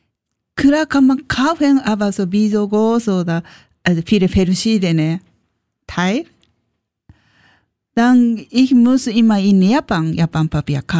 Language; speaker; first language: German; non-native, learner; Japanese